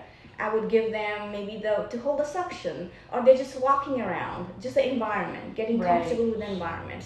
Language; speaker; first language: English; non-native, local second language; Nepali